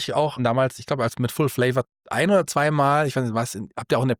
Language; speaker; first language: German; native; German